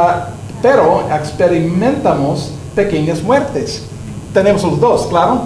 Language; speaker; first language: Spanish; non-native, learner; English